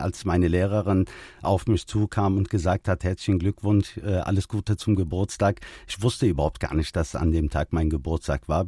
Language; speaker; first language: German; early bilingual, other home language; Turkish